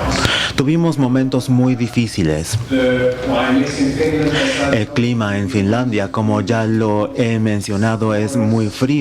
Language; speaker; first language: Spanish; non-native, fluent; Finnish